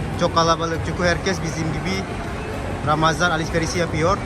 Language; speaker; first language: Turkish; non-native, fluent; Indonesian